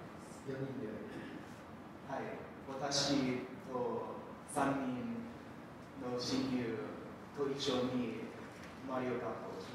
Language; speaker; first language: Japanese; non-native, learner; English